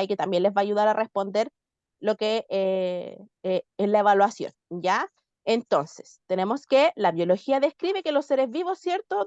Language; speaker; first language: Spanish; native; Spanish